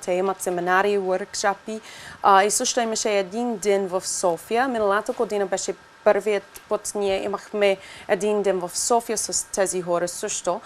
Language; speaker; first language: Bulgarian; non-native, learner; English